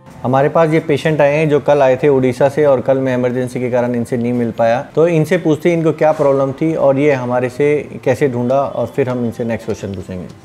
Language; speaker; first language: Hindi; native; Hindi